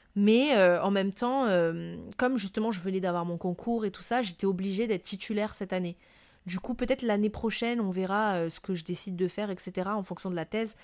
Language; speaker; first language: French; non-native, local second language; Malagasy